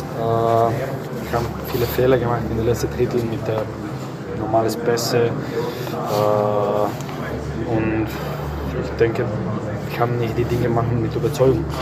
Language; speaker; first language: German; non-native, learner; Croatian